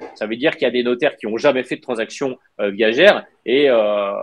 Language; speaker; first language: French; native; French